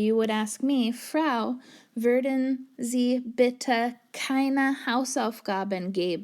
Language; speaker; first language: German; non-native, fluent; English